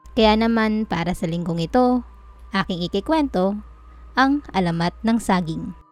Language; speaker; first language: Filipino; non-native, local second language; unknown